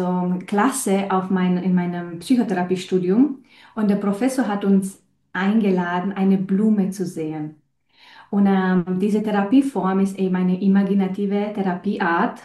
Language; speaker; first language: German; non-native, fluent; Romanian